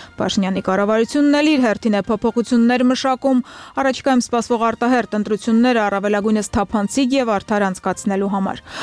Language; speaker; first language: Armenian; native; Armenian